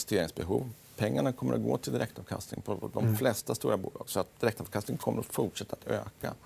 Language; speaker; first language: Swedish; native; Swedish